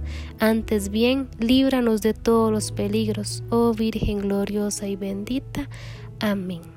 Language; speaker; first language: Spanish; native; Spanish